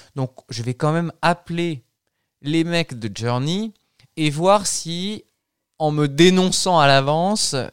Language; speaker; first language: French; native; French